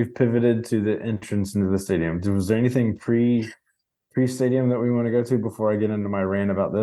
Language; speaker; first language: English; native; English